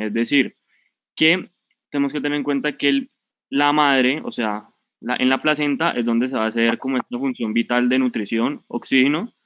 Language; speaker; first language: Spanish; native; Spanish